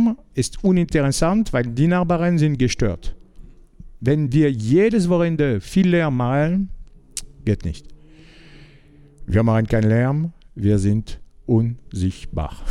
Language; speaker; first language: German; non-native, learner; French